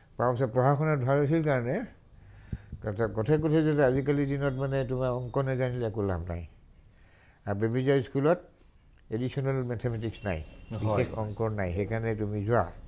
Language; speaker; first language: Assamese; native; Assamese